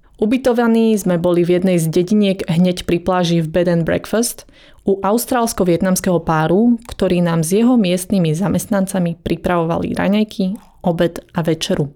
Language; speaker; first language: Slovak; native; Slovak